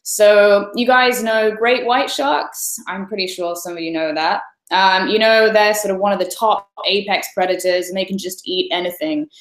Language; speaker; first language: English; native; English